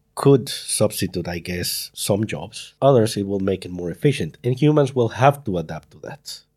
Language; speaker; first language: English; non-native, fluent; Spanish